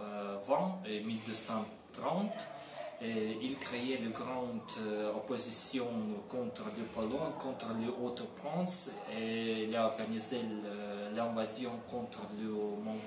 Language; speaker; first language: French; non-native, learner; Ukrainian